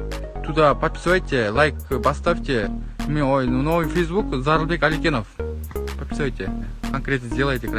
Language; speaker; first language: Russian; non-native, local second language; Kyrgyz